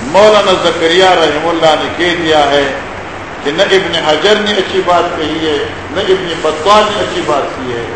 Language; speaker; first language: Urdu; non-native, local second language; Northern Hindko